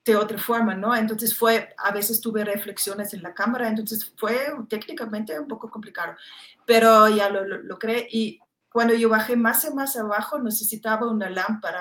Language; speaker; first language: Spanish; non-native, fluent; German